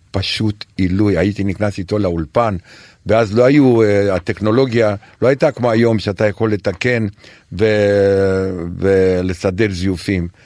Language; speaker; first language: Hebrew; non-native, fluent; Romanian